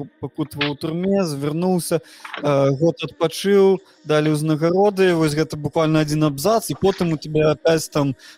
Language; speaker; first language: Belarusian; non-native, local second language; Russian